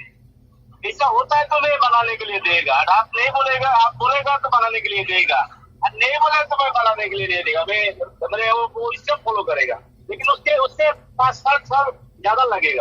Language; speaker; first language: Hindi; native; Hindi